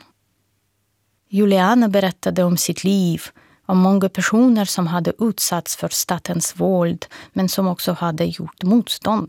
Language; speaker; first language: Swedish; non-native, fluent; Russian